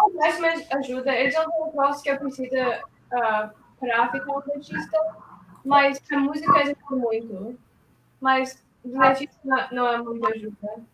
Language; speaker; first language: Portuguese; early bilingual, heritage; Portuguese